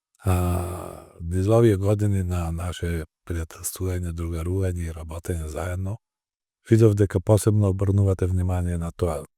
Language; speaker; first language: Macedonian; native; Macedonian